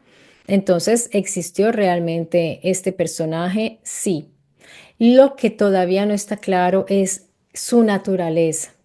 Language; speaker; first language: Spanish; native; Spanish